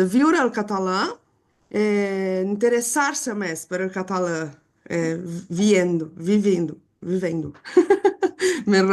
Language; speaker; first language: Catalan; non-native, fluent; Portuguese